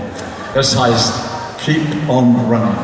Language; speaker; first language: German; non-native, learner; English